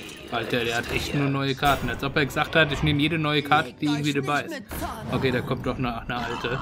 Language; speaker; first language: German; native; German